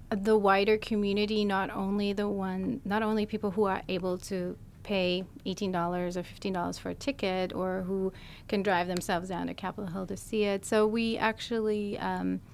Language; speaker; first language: English; non-native, fluent; German